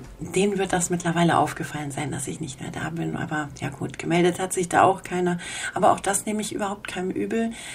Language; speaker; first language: German; native; German